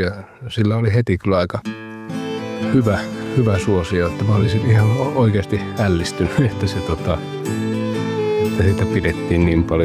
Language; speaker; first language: Finnish; native; Finnish